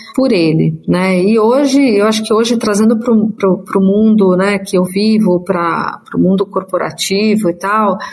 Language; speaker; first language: Portuguese; native; Portuguese